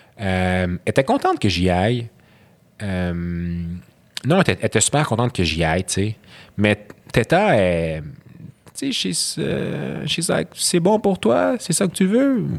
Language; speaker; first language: French; early bilingual, other home language; Arabic